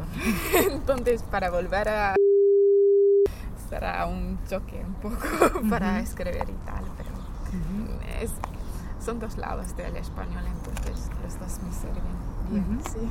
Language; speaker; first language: Spanish; non-native, fluent; English